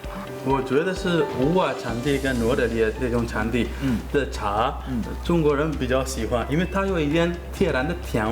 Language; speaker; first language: Chinese; non-native, fluent; Sinhala